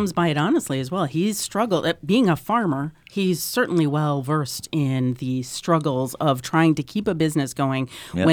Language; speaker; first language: English; native; English